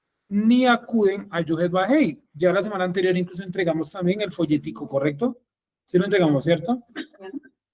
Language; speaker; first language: Spanish; native; Spanish